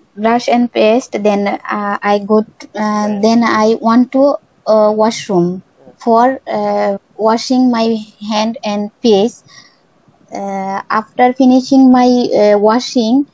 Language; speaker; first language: English; non-native, learner; Bangla